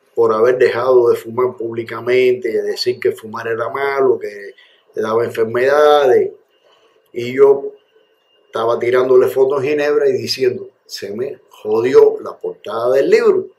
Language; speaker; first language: Spanish; native; Spanish